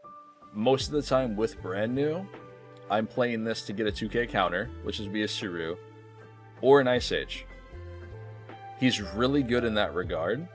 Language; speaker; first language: English; native; English